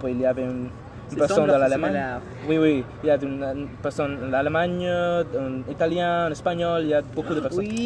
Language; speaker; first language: French; non-native, learner; English